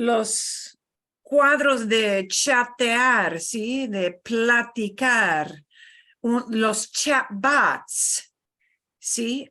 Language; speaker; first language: Spanish; non-native, fluent; English